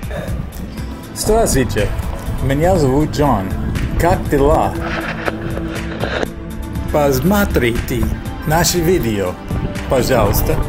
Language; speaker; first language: Russian; non-native, learner; English